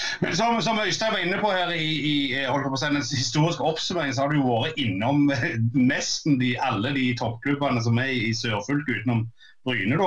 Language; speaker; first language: Norwegian; native; Norwegian